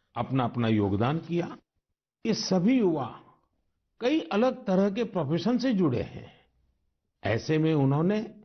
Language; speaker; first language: Hindi; non-native, local second language; Gujarati